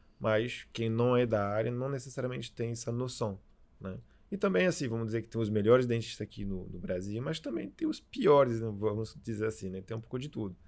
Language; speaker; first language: Portuguese; non-native, fluent; French